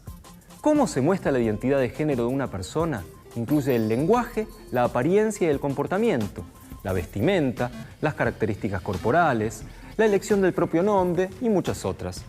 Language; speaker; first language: Spanish; native; Spanish